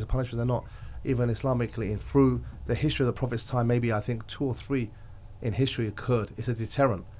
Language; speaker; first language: English; native; English